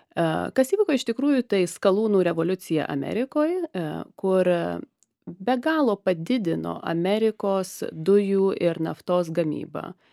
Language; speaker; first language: Lithuanian; early bilingual, heritage; Lithuanian